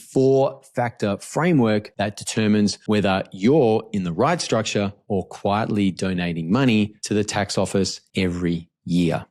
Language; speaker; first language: English; native; English